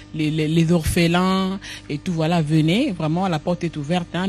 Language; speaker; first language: French; non-native, local second language; Lingala